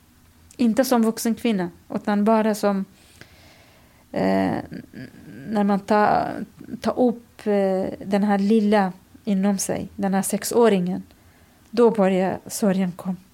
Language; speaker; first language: Swedish; non-native, fluent; Kurdish